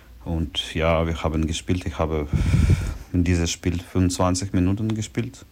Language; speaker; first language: German; non-native, learner; Ukrainian